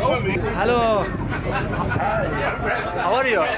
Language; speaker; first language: English; non-native, learner; Turkish